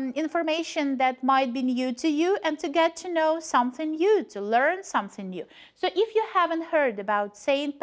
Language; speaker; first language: English; non-native, fluent; Ukrainian